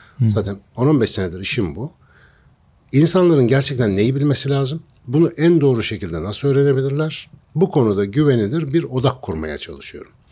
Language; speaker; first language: Turkish; native; Turkish